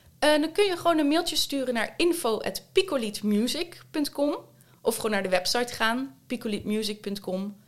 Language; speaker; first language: Dutch; native; Dutch